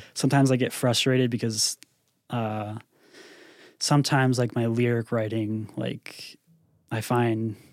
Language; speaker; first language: English; native; English